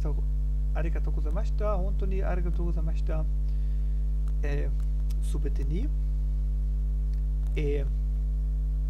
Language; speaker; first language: Japanese; non-native, learner; German